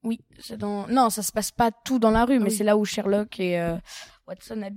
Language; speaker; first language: French; native; French